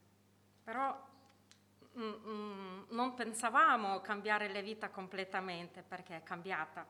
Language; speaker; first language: Italian; non-native, learner; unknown